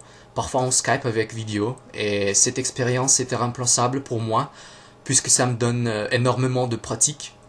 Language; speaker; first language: French; non-native, fluent; Russian